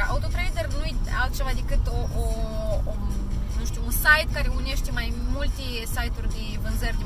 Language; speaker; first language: Romanian; native; Romanian